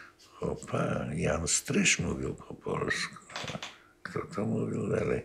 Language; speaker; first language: Polish; non-native, local second language; Russian